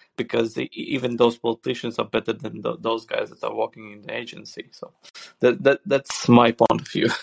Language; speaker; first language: English; non-native, fluent; Swedish